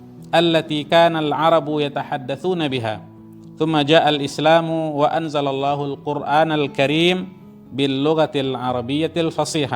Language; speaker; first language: Arabic; non-native, fluent; Indonesian